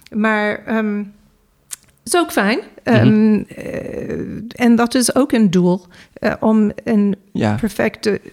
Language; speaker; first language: Dutch; non-native, fluent; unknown